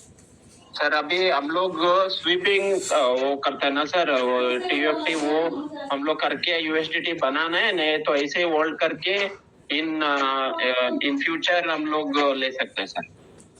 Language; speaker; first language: Hindi; non-native, local second language; Kannada